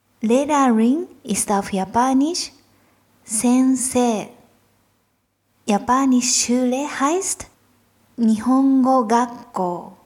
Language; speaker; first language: German; non-native, fluent; Japanese